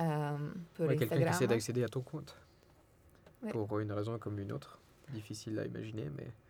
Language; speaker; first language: French; non-native, fluent; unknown